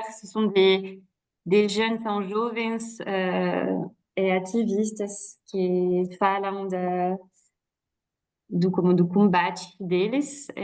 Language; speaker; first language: Portuguese; non-native, fluent; French